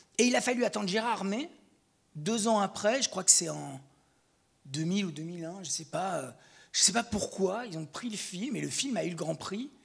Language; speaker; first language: French; native; French